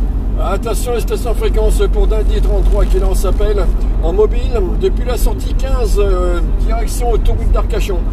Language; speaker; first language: French; native; French